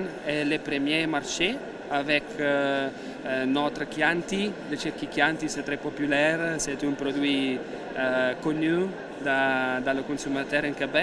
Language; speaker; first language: French; non-native, learner; Italian